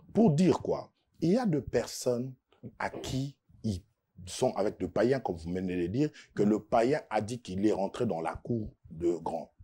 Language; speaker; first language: French; non-native, local second language; Lingala